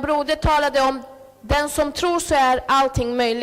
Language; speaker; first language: Swedish; early bilingual, other home language; Spanish